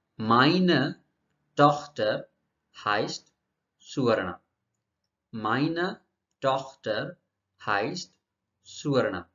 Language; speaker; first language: German; non-native, learner; Marathi